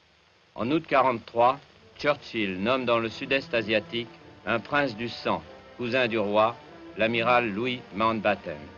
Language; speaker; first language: French; native; French